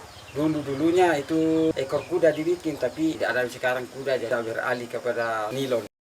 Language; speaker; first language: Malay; non-native, local second language; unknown